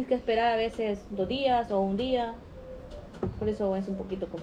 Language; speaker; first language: Spanish; native; Spanish